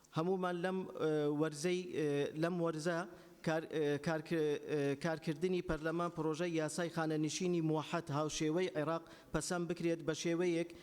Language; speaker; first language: Central Kurdish; non-native, local second language; Turkish